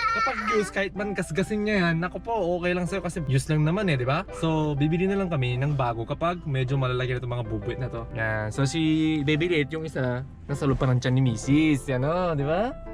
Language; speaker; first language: Filipino; native; Filipino